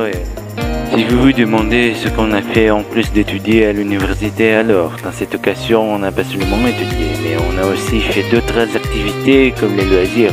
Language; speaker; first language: French; non-native, learner; Indonesian